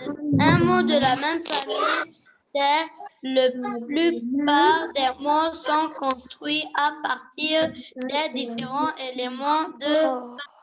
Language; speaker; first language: French; non-native, local second language; Arabic